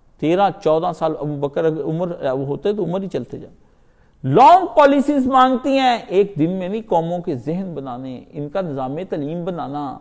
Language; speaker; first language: Urdu; non-native, local second language; Punjabi